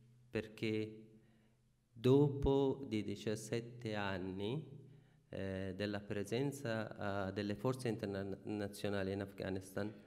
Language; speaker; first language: Italian; non-native, fluent; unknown